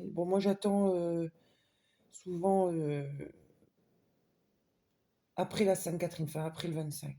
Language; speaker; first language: French; native; French